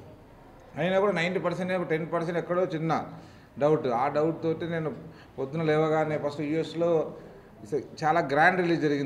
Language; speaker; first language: Telugu; native; Telugu